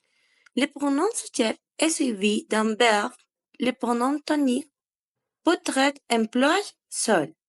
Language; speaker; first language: French; non-native, learner; Spanish